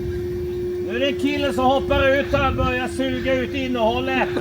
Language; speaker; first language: Swedish; native; Swedish